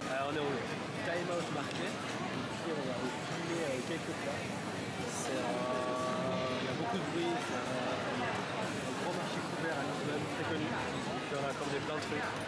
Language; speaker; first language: French; native; French